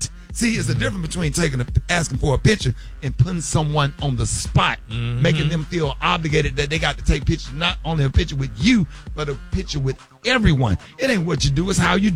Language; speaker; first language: English; native; English